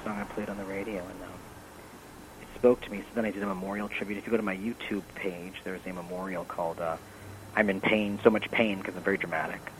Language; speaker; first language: English; native; English